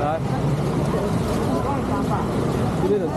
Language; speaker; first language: Chinese; native; Chinese